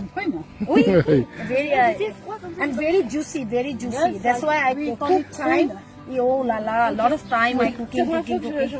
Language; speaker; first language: English; non-native, learner; Bangla